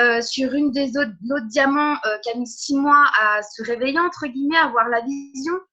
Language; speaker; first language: French; early bilingual, other home language; Portuguese